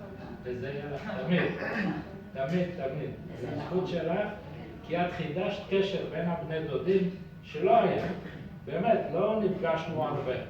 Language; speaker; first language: Hebrew; early bilingual, other home language; Persian